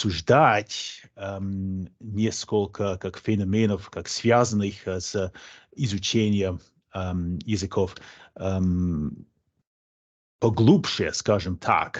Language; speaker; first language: Russian; non-native, fluent; English